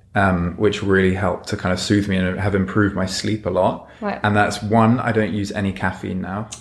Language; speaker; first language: English; native; English